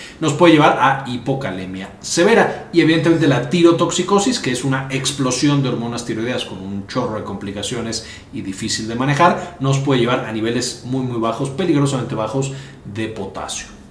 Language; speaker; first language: Spanish; native; Spanish